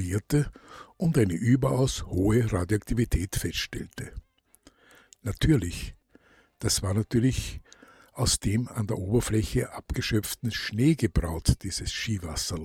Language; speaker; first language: German; native; German